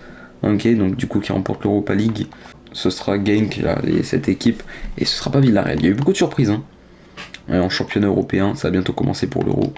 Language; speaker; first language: French; native; French